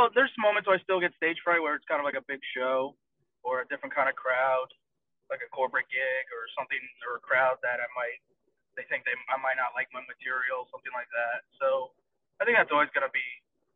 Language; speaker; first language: English; native; English